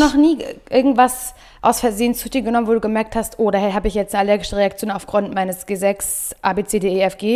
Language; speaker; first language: German; native; German